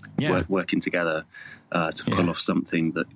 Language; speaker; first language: English; native; English